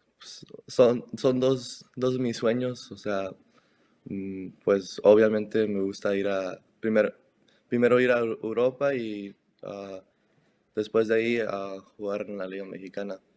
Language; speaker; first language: Spanish; early bilingual, heritage; Spanish